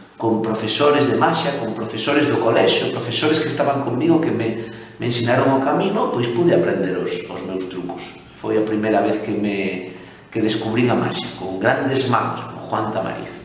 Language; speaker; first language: Galician; non-native, local second language; Spanish